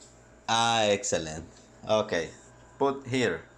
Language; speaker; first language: English; non-native, learner; Spanish